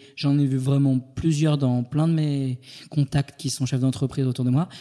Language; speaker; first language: French; native; French